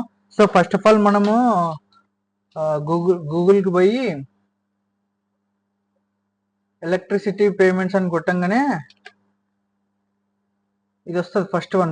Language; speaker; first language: Telugu; native; Telugu